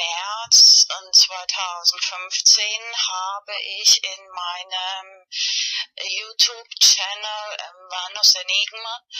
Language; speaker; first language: German; non-native, fluent; Spanish